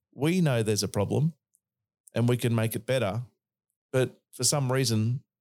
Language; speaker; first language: English; native; English